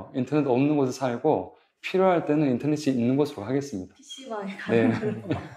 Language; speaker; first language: Korean; native; Korean